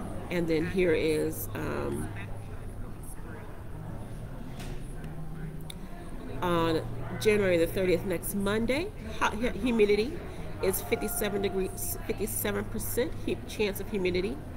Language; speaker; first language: English; native; English